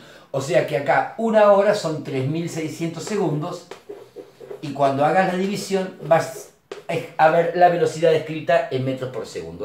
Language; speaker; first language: Spanish; native; Spanish